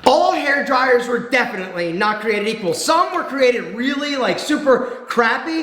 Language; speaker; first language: English; native; English